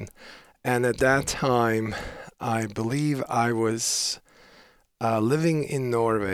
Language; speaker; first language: English; non-native, fluent; Bosnian